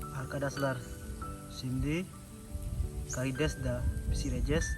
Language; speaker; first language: Turkish; non-native, learner; Indonesian